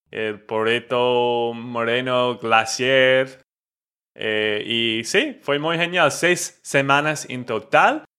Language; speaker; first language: Spanish; non-native, fluent; English